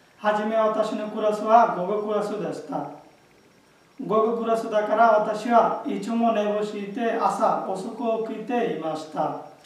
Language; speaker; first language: Japanese; non-native, learner; Bangla